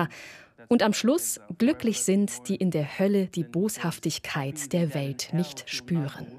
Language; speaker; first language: German; native; German